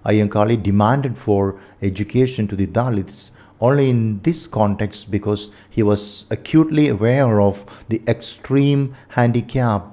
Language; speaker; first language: English; non-native, local second language; Malayalam